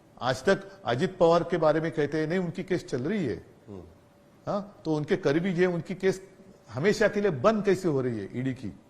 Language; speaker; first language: Hindi; non-native, local second language; Marathi